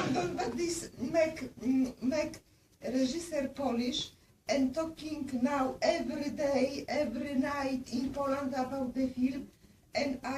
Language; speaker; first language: English; non-native, learner; Polish